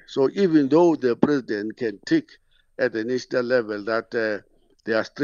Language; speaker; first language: English; non-native, local second language; Xhosa